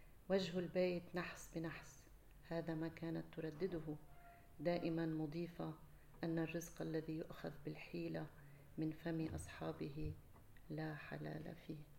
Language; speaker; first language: Arabic; native; Arabic